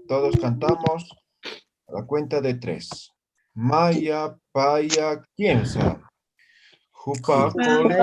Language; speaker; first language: Spanish; non-native, local second language; Aymara